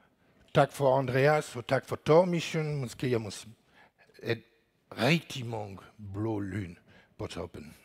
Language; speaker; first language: Danish; non-native, learner; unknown